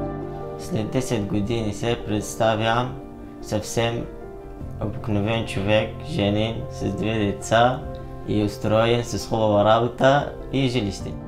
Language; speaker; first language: Bulgarian; non-native, fluent; Arabic